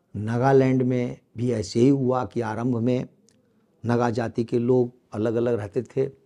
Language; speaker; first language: Hindi; native; Hindi